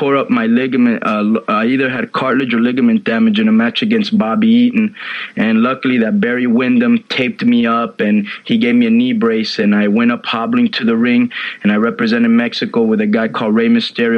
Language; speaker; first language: English; native; English